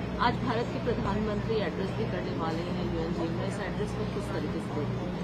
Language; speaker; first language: Hindi; native; Hindi